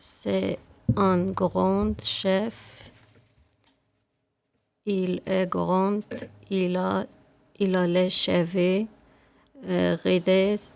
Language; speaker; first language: French; non-native, learner; Russian